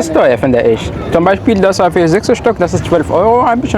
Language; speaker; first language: German; non-native, learner; Arabic